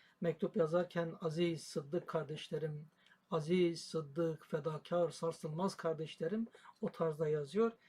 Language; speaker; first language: Turkish; native; Turkish